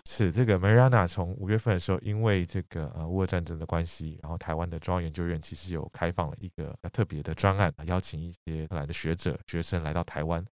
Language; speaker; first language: Chinese; native; Chinese